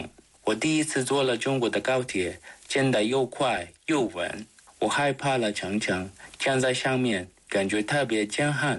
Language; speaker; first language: Chinese; non-native, fluent; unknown